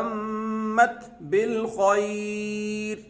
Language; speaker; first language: Hindi; native; Hindi